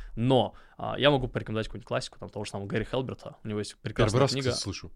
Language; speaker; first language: Russian; native; Russian